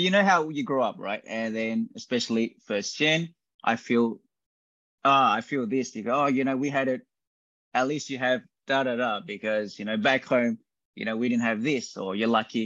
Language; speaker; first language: English; native; English